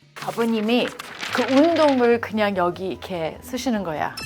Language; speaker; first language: Korean; early bilingual, heritage; Korean